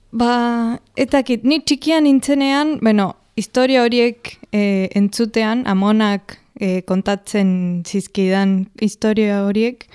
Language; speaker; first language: Basque; non-native, fluent; Spanish